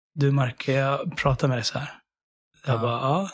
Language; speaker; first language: Swedish; early bilingual, other home language; Syriac